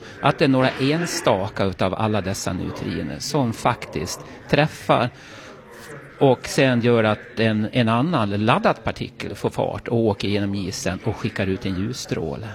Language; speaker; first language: Swedish; native; Swedish